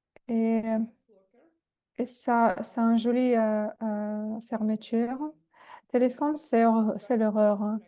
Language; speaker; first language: French; non-native, fluent; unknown